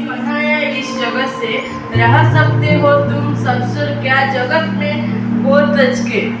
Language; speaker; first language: Hindi; non-native, local second language; Odia